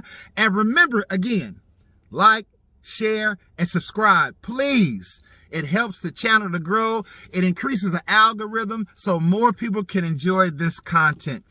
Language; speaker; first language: English; native; English